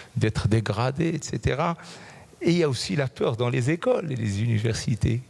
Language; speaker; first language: French; non-native, local second language; Arabic